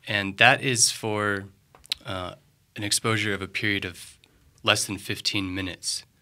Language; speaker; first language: English; native; English